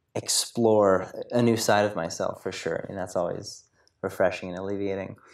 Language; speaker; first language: English; native; English